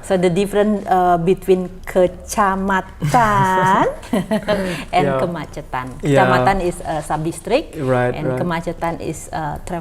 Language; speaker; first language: English; non-native, fluent; Indonesian